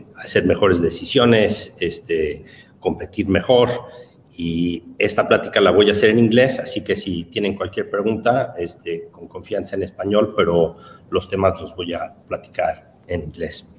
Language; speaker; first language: Spanish; native; Spanish